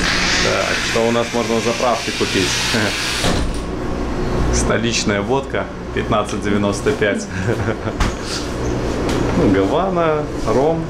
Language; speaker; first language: Russian; native; Russian